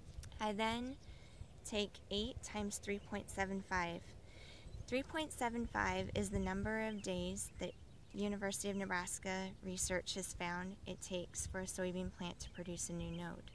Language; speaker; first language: English; native; English